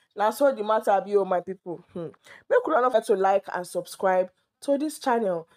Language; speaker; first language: Nigerian Pidgin; native; Nigerian Pidgin